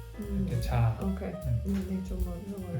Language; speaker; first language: Korean; non-native, learner; English